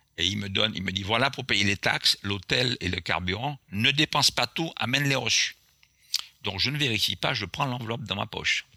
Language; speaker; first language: French; non-native, local second language; Guadeloupean Creole French